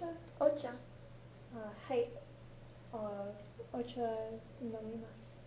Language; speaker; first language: Japanese; non-native, learner; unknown